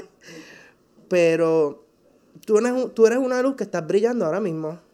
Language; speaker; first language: Spanish; native; Spanish